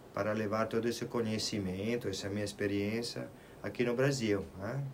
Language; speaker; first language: Portuguese; non-native, fluent; Italian